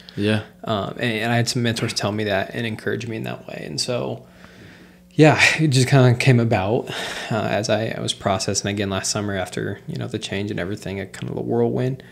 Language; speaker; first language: English; native; English